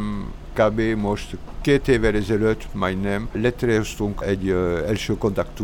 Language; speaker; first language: Hungarian; non-native, learner; French